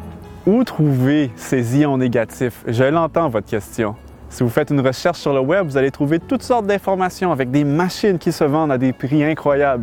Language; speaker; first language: French; native; French